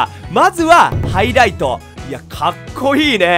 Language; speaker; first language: Japanese; native; Japanese